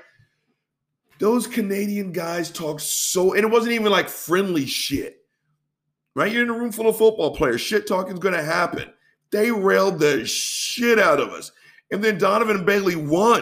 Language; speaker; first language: English; native; English